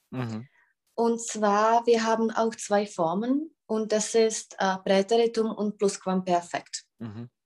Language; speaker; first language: German; non-native, fluent; Czech